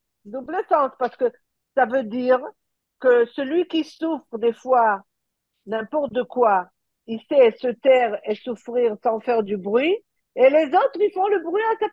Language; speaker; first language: French; early bilingual, heritage; French